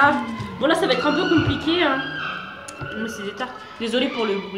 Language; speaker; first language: French; native; French